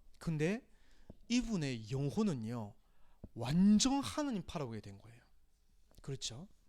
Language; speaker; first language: Korean; non-native, fluent; Japanese